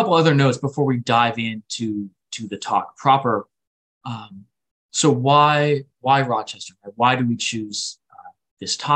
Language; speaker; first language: English; native; English